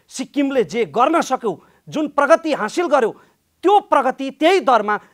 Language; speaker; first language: Nepali; native; Nepali